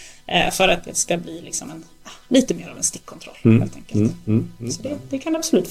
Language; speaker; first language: Swedish; native; Swedish